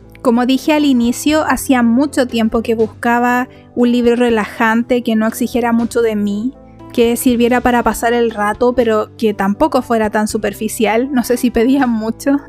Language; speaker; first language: Spanish; native; Spanish